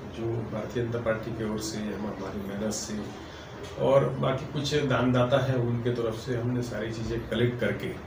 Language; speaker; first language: Hindi; native; Hindi